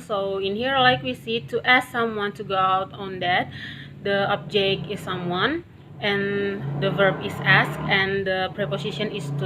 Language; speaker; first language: English; non-native, learner; Indonesian